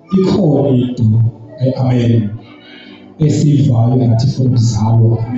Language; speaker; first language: Zulu; non-native, local second language; Xhosa